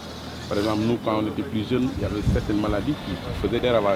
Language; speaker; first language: French; non-native, local second language; Wolof